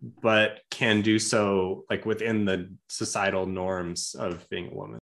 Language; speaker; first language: English; native; English